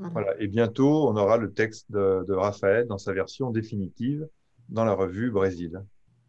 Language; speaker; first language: French; native; French